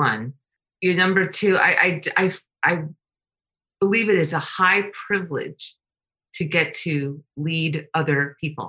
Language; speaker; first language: English; native; English